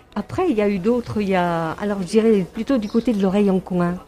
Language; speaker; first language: French; native; French